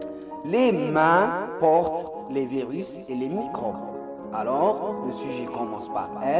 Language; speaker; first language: French; non-native, local second language; Arabic